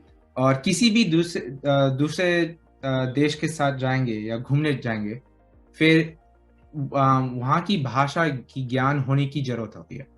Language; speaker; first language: Hindi; early bilingual, heritage; Hindi